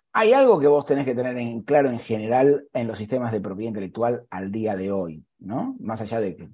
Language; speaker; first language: Spanish; native; Spanish